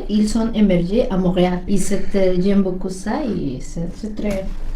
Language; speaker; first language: French; non-native, learner; Spanish